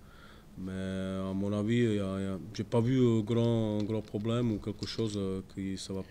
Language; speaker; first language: French; non-native, fluent; Czech